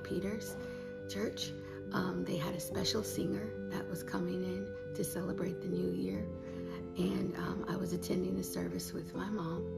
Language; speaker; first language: English; native; English